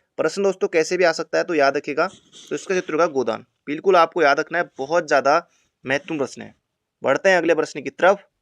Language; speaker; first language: Hindi; native; Hindi